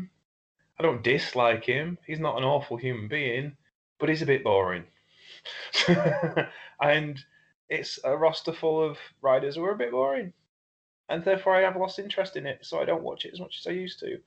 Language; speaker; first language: English; native; English